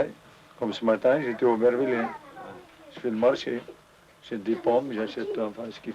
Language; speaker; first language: French; native; French